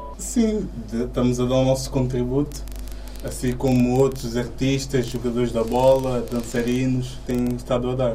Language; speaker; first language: Portuguese; early bilingual, other home language; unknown